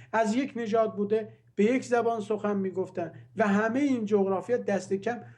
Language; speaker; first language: Persian; non-native, local second language; Azerbaijani